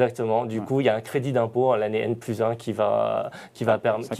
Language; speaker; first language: French; native; French